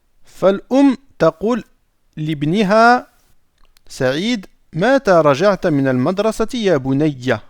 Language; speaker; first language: Arabic; non-native, fluent; French